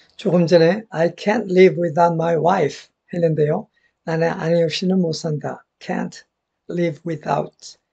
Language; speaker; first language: Korean; native; Korean